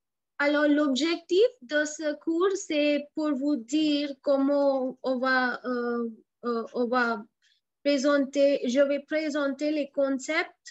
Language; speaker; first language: French; non-native, fluent; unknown